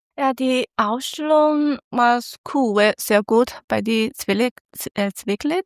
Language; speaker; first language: German; non-native, learner; Chinese